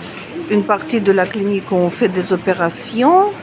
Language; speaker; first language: French; non-native, fluent; Russian